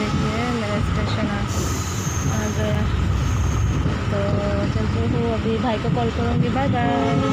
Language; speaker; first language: Hindi; non-native, local second language; Assamese